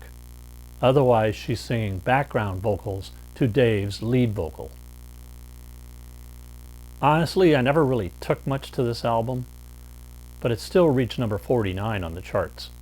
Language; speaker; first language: English; native; English